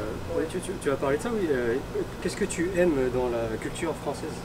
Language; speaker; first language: French; early bilingual, other home language; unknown